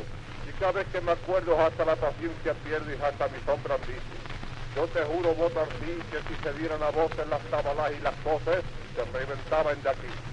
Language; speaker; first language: Spanish; native; Spanish